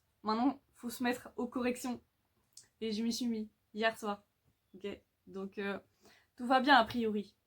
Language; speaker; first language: French; native; French